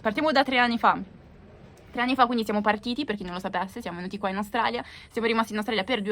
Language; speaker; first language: Italian; native; Italian